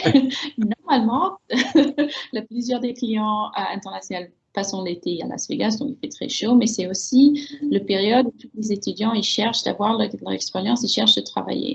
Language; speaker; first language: French; early bilingual, heritage; French